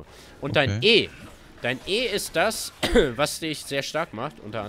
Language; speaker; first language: German; native; German